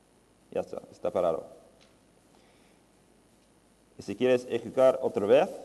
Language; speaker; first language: Spanish; non-native, fluent; English